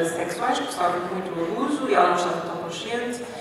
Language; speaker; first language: Portuguese; native; Portuguese